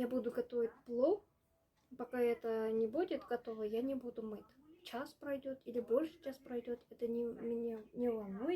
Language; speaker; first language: Russian; non-native, local second language; Uzbek